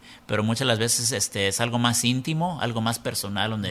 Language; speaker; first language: Spanish; early bilingual, heritage; Spanish